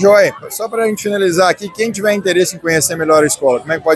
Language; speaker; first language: Portuguese; native; Portuguese